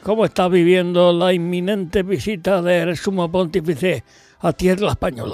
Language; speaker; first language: Spanish; native; Spanish